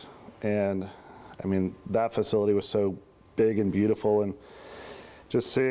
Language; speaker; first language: English; native; English